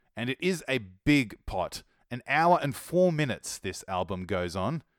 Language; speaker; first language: English; native; English